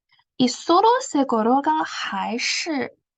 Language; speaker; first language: Spanish; non-native, fluent; Chinese